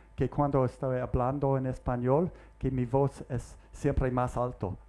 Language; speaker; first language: Spanish; non-native, learner; English